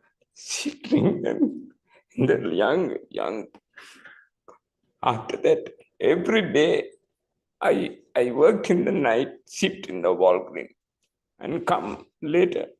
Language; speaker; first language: English; non-native, learner; Tamil